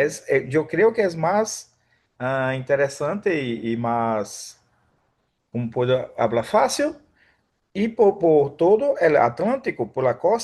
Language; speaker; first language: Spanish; non-native, fluent; Portuguese